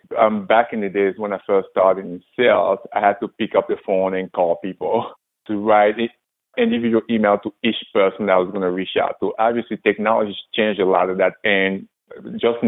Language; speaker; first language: English; non-native, local second language; French